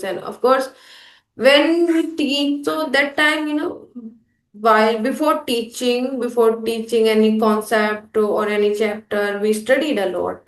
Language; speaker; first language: English; non-native, local second language; Hindi